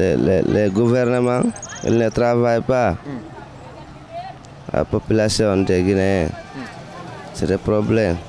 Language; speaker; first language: French; non-native, local second language; Fula